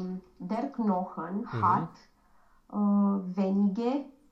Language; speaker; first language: German; non-native, learner; Romanian